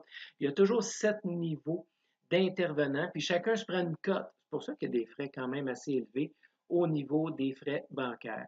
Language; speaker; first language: French; native; French